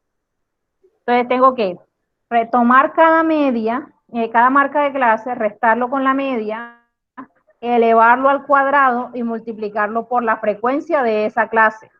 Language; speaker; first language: Spanish; native; Spanish